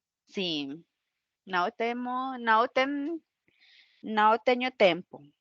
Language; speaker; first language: Portuguese; non-native, learner; Spanish